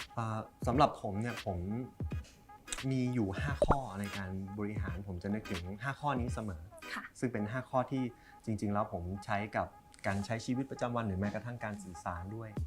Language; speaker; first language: Thai; native; Thai